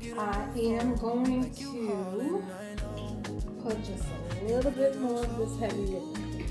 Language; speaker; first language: English; native; English